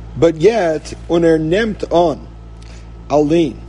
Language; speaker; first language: English; native; English